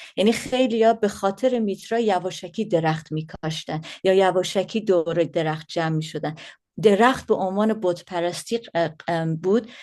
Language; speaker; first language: Persian; early bilingual, heritage; Persian